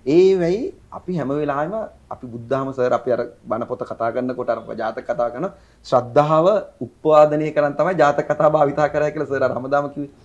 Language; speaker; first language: Sinhala; native; Sinhala